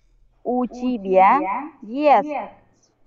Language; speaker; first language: Russian; non-native, learner; Vietnamese